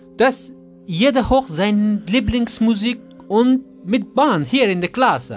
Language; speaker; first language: German; non-native, learner; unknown